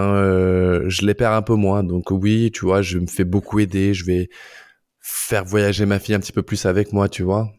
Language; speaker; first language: French; native; French